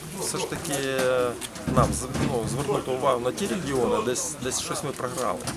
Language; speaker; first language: Ukrainian; early bilingual, heritage; Ukrainian